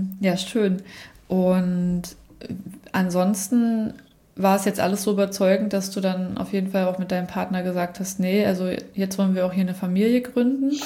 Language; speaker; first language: German; native; German